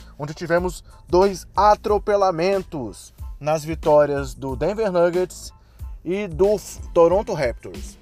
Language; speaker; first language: Portuguese; native; Portuguese